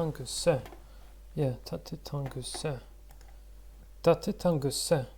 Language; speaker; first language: Korean; non-native, learner; Russian